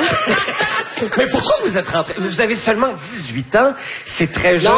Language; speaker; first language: French; native; French